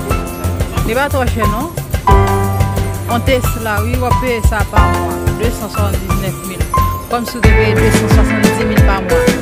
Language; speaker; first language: French; non-native, local second language; Haitian Creole